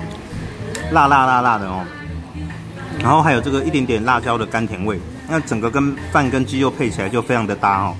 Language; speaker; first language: Chinese; native; Chinese